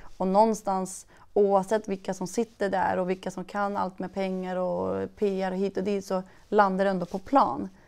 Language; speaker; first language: Swedish; early bilingual, other home language; Persian